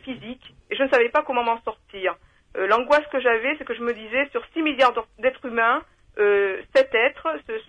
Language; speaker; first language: French; native; French